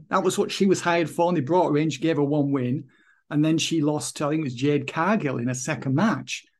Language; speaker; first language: English; native; English